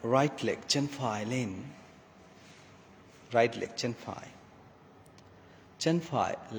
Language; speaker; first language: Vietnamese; non-native, learner; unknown